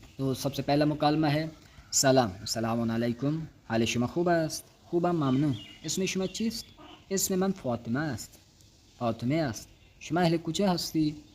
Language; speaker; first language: Urdu; native; Urdu